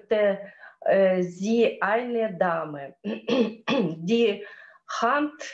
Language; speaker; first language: German; non-native, learner; Russian